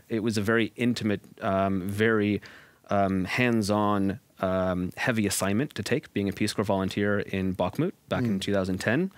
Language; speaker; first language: English; native; English